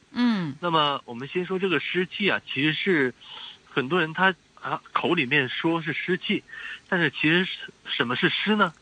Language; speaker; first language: Chinese; non-native, local second language; Cantonese